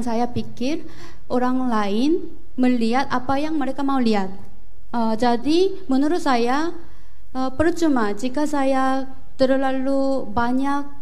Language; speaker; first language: Indonesian; non-native, fluent; Korean